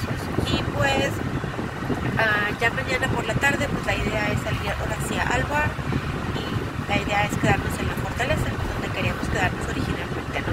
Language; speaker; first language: Spanish; native; Spanish